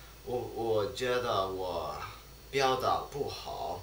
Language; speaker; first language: Chinese; non-native, learner; English